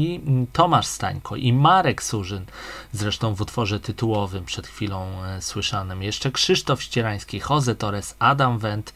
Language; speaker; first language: Polish; native; Polish